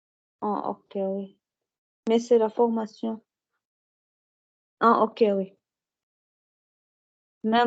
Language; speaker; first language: French; non-native, learner; Arabic